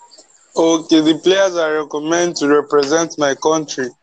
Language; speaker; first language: English; non-native, local second language; Igbo